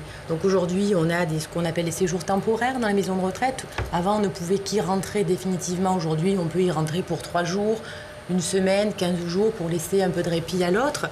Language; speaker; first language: French; native; French